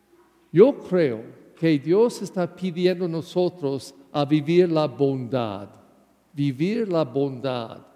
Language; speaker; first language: Spanish; non-native, learner; English